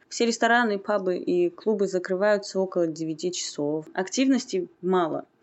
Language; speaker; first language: Russian; non-native, local second language; Armenian